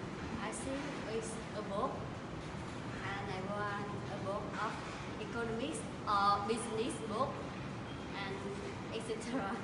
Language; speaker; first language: English; non-native, learner; Khmer